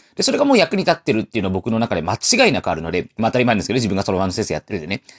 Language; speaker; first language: Japanese; non-native, fluent; Chinese